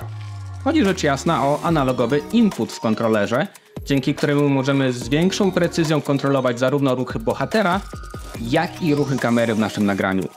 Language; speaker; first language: Polish; native; Polish